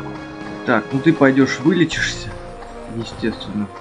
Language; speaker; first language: Russian; native; Russian